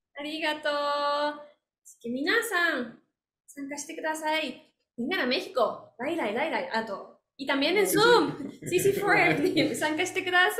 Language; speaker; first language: Japanese; non-native, learner; Spanish